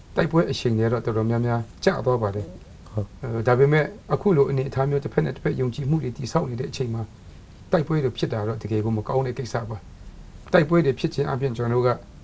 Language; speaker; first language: Burmese; non-native, local second language; Kachin